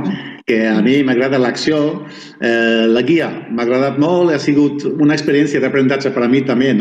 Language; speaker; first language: Catalan; non-native, fluent; Spanish